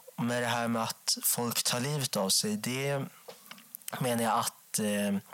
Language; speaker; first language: Swedish; native; Swedish